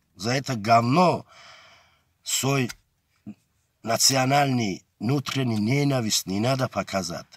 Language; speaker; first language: Russian; non-native, local second language; Avaric